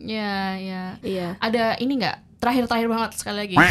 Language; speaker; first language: Indonesian; native; Indonesian